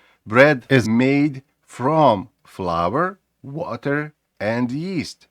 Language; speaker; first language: English; non-native, fluent; Ukrainian